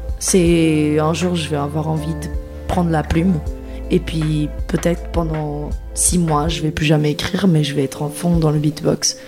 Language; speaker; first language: French; non-native, fluent; Portuguese